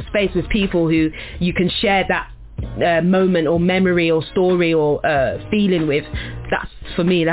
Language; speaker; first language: English; native; English